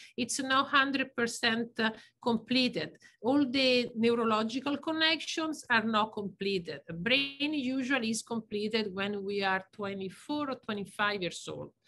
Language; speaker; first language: English; non-native, fluent; Italian